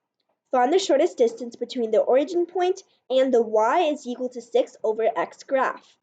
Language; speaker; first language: English; native; English